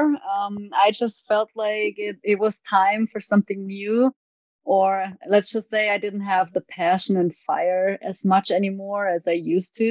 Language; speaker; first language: English; non-native, fluent; German